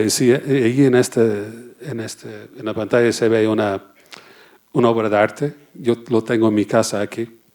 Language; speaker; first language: Spanish; non-native, fluent; English